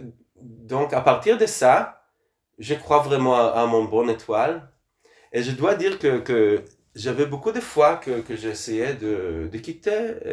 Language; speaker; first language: French; non-native, fluent; Hebrew